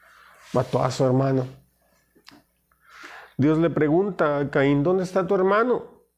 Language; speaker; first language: Spanish; native; Spanish